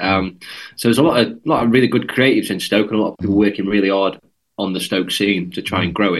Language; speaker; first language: English; native; English